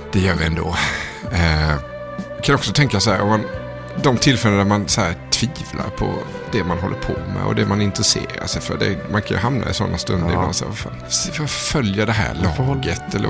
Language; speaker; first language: Swedish; native; Swedish